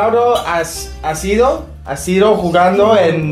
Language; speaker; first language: Spanish; non-native, learner; English